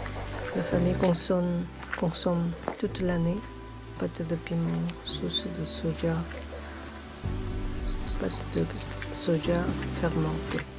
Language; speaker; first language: French; non-native, learner; Korean